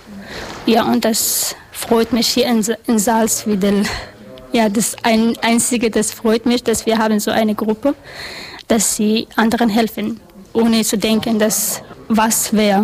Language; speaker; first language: German; non-native, learner; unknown